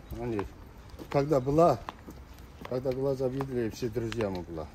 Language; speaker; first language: Russian; non-native, local second language; Kazakh